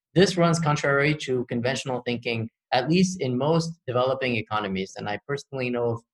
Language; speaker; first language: English; early bilingual, other home language; Arabic